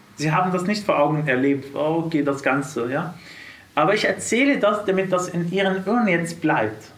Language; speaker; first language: German; non-native, fluent; Arabic